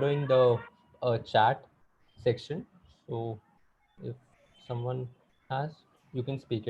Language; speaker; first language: English; non-native, local second language; Hindi